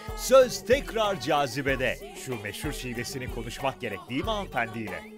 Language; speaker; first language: Turkish; native; Turkish